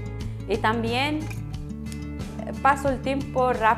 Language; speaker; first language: Spanish; non-native, learner; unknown